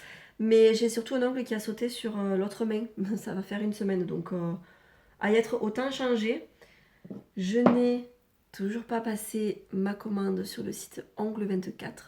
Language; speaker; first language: French; native; French